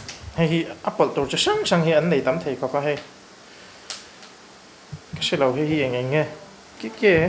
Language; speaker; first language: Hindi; non-native, local second language; Mizo